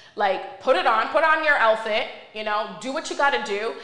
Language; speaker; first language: English; native; English